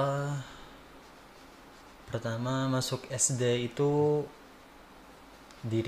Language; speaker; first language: Indonesian; native; Indonesian